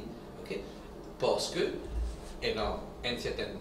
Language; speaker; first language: French; non-native, local second language; Morisyen